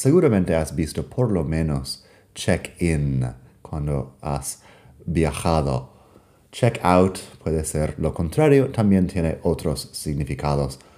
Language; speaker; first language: Spanish; non-native, fluent; English